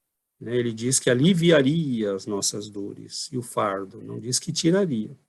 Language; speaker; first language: Portuguese; native; Portuguese